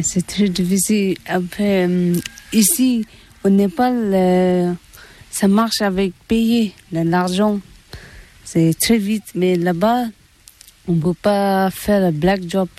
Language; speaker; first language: French; non-native, learner; Tibetan